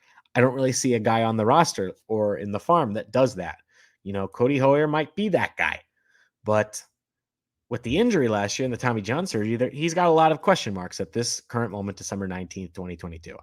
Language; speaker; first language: English; native; English